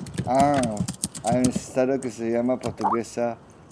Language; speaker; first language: Spanish; non-native, learner; French